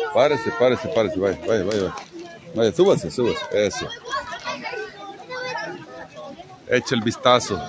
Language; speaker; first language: Spanish; native; Spanish